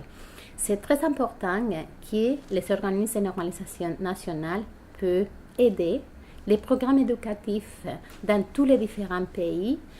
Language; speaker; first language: French; non-native, fluent; Spanish